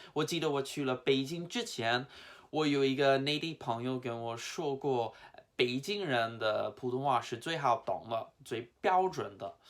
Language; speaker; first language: Chinese; non-native, fluent; English